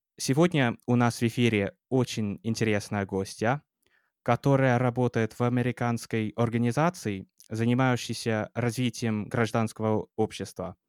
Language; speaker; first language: Russian; non-native, fluent; English